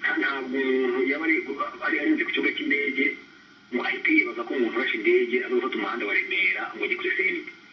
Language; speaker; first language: Kinyarwanda; early bilingual, heritage; Kinyarwanda